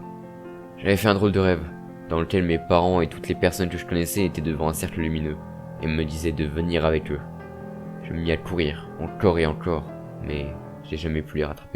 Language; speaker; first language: French; native; French